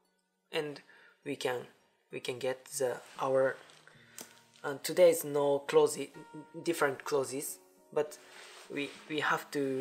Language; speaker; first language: English; non-native, learner; Japanese